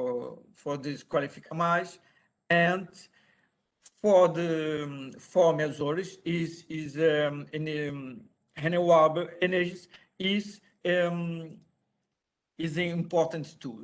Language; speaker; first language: English; non-native, learner; Portuguese